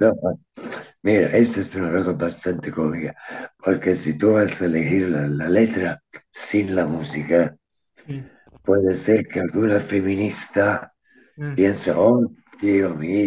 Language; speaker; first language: Spanish; non-native, fluent; Italian